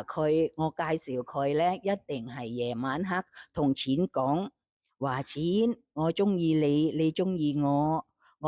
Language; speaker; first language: Cantonese; non-native, fluent; Thai